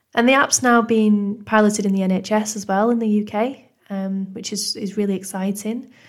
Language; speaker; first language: English; native; English